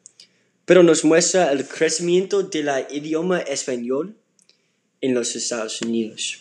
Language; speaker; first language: Spanish; non-native, learner; English